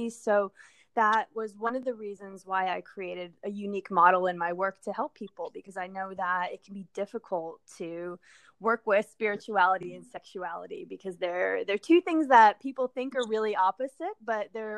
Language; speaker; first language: English; native; English